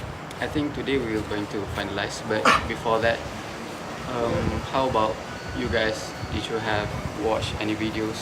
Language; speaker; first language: English; non-native, learner; Malay